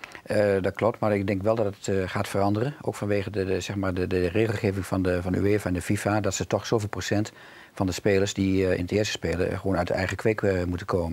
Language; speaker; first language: Dutch; native; Dutch